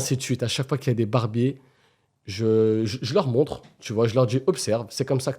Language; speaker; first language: French; native; French